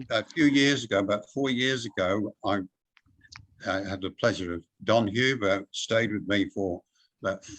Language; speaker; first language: English; native; English